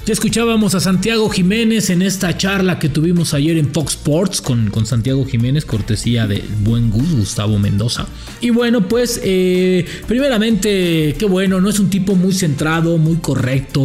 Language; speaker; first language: Spanish; native; Spanish